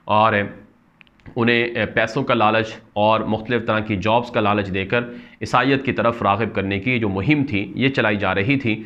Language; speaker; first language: Urdu; native; Urdu